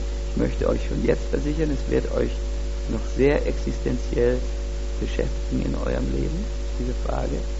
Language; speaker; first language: German; native; German